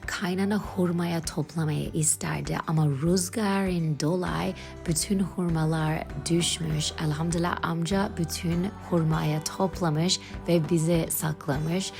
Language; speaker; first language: Turkish; non-native, learner; English